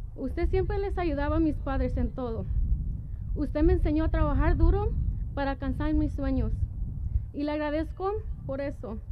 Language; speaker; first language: Spanish; early bilingual, heritage; Spanish